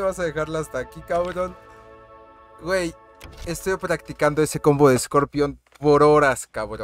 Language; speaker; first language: Spanish; native; Spanish